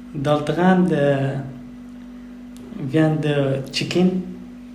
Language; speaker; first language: French; non-native, learner; Persian